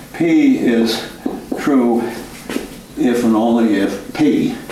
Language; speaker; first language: English; native; English